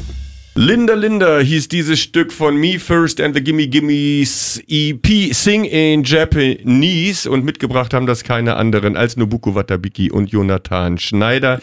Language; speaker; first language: German; native; German